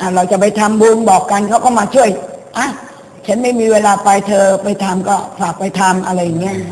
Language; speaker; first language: Thai; early bilingual, other home language; Chinese